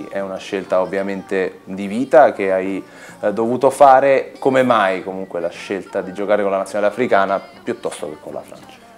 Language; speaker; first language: Italian; native; Italian